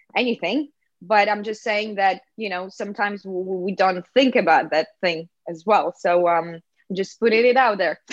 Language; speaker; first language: English; non-native, fluent; Russian